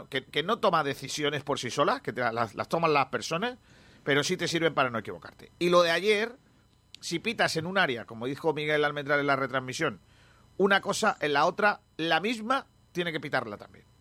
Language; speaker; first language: Spanish; native; Spanish